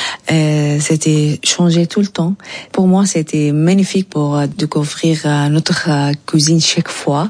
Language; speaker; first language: French; non-native, learner; Arabic